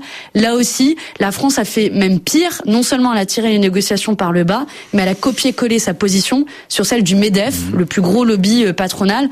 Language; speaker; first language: French; native; French